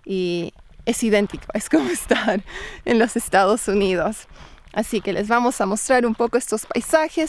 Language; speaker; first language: Spanish; native; Spanish